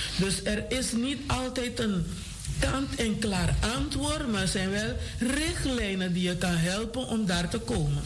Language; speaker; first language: Dutch; non-native, local second language; Papiamento